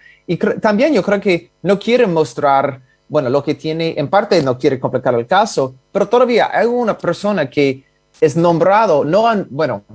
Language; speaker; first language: Spanish; non-native, fluent; English